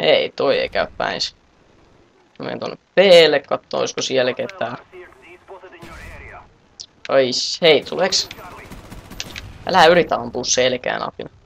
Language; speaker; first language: Finnish; native; Finnish